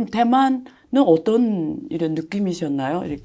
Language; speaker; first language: Korean; native; Korean